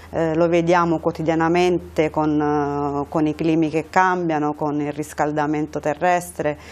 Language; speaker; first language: Italian; early bilingual, other home language; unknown